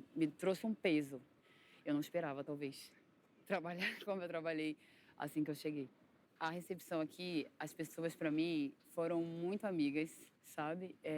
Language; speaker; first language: Portuguese; native; Portuguese